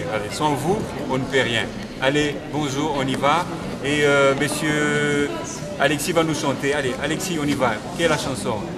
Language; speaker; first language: French; native; French